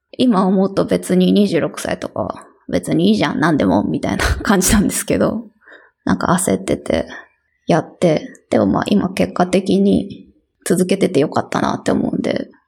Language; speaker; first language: Japanese; native; Japanese